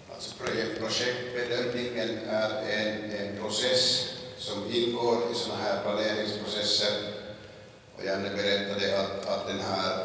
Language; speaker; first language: Swedish; non-native, local second language; Finnish